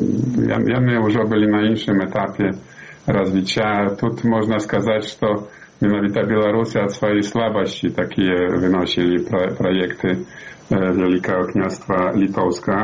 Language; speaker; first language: Polish; non-native, learner; Belarusian